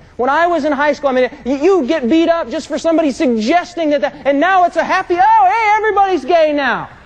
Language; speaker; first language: English; native; English